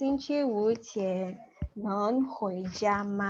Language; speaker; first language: Chinese; non-native, fluent; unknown